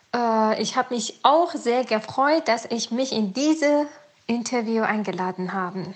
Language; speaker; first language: German; non-native, learner; Persian